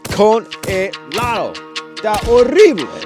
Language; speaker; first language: Spanish; non-native, fluent; English